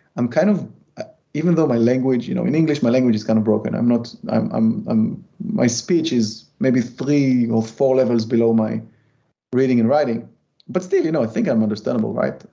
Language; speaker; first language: English; non-native, fluent; Hebrew